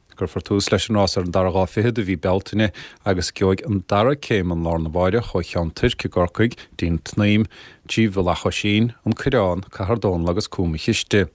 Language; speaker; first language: Irish; native; Irish